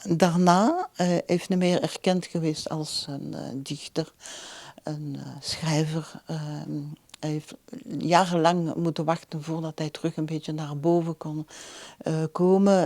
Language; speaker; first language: Dutch; non-native, local second language; French